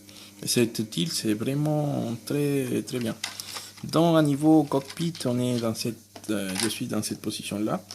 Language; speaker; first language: French; non-native, fluent; Spanish